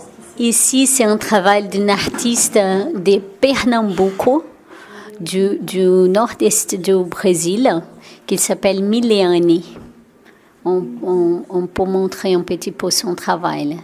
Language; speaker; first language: French; non-native, fluent; Portuguese